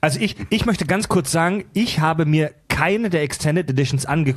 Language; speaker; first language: German; native; German